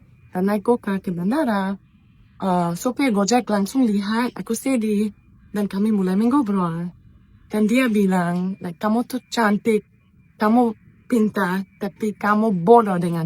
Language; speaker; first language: Indonesian; non-native, fluent; German